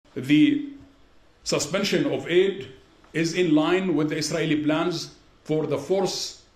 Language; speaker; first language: English; non-native, fluent; Arabic